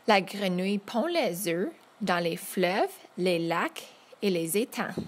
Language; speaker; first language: French; non-native, fluent; English